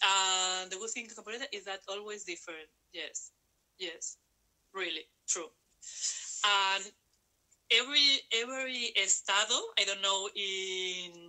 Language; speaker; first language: English; non-native, learner; Spanish